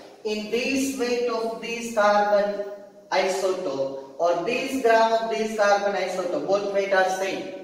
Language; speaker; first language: English; non-native, local second language; Hindi